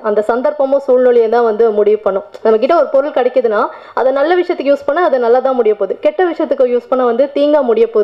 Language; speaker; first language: Tamil; native; Tamil